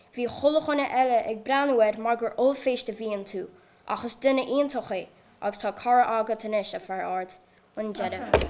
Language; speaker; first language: Irish; native; Irish